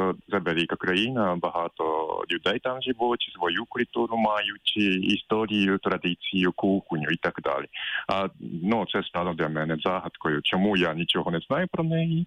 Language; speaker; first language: Ukrainian; non-native, fluent; Japanese